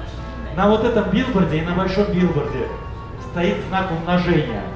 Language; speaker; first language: Russian; native; Russian